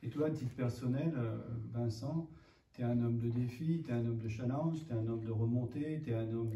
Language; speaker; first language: French; native; French